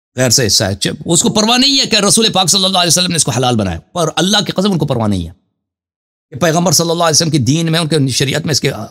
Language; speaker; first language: Urdu; non-native, fluent; Persian